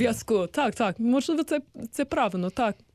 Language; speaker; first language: Ukrainian; non-native, learner; English